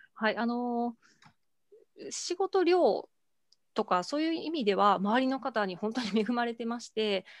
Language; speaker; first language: Japanese; native; Japanese